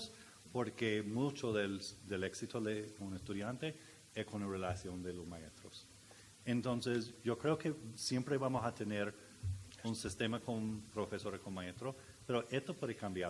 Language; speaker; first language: Spanish; non-native, learner; English